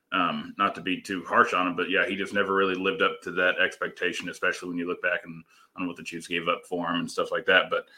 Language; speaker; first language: English; native; English